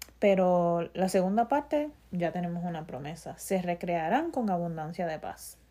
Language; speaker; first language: Spanish; early bilingual, heritage; Spanish